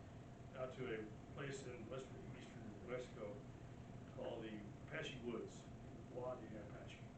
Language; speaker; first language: English; native; English